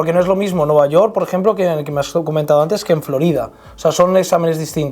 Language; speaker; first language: Spanish; native; Spanish